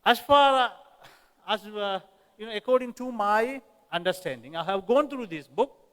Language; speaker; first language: English; non-native, local second language; Tamil